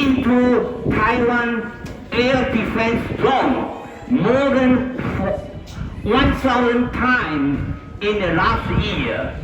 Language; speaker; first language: English; non-native, fluent; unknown